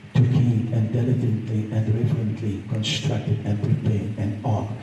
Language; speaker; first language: English; non-native, local second language; Afrikaans